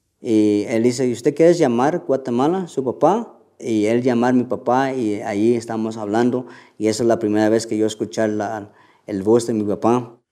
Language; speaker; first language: Spanish; early bilingual, heritage; Spanish